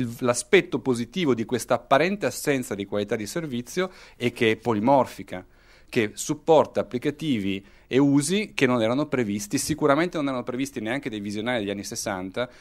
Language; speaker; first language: Italian; native; Italian